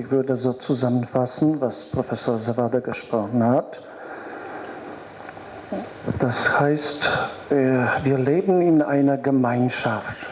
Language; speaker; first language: German; non-native, fluent; Polish